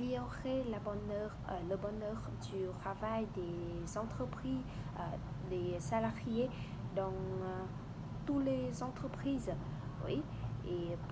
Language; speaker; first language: French; non-native, learner; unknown